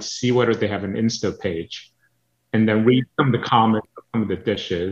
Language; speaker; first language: English; non-native, local second language; Cantonese